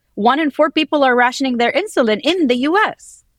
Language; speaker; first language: English; early bilingual, heritage; Arabic